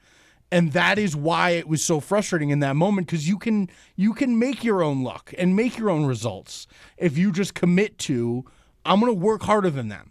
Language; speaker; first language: English; native; English